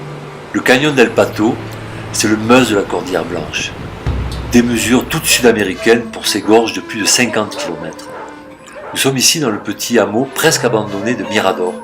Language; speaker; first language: French; native; French